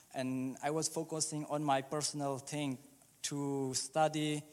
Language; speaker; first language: English; early bilingual, other home language; Burmese